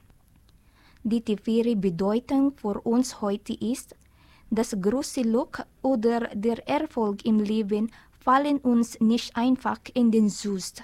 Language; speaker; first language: German; non-native, learner; Filipino